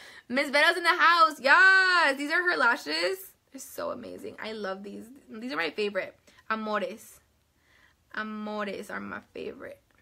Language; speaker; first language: English; early bilingual, other home language; Spanish